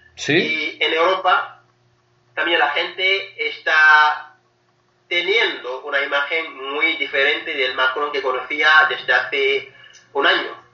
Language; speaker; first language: Spanish; non-native, fluent; Wolof